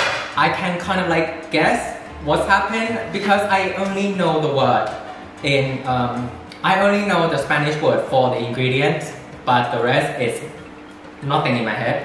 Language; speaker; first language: English; non-native, fluent; Thai